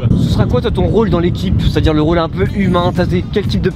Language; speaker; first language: French; native; French